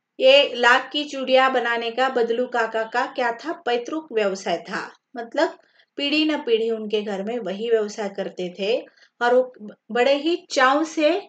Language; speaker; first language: Hindi; non-native, local second language; Marathi